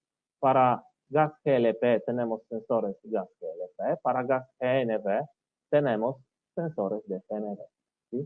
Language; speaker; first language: Spanish; non-native, learner; Polish